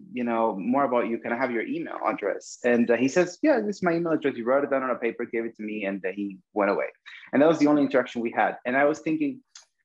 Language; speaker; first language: English; non-native, fluent; Spanish